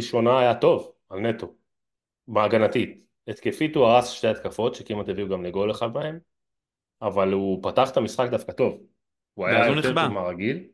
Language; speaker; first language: Hebrew; native; Hebrew